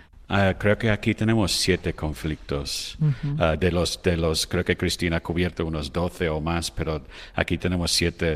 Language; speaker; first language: Spanish; non-native, fluent; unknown